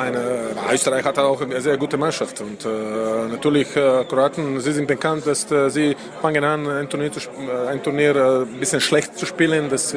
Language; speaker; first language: German; non-native, fluent; Slovenian